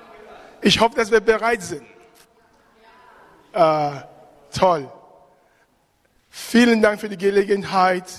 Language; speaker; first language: German; non-native, fluent; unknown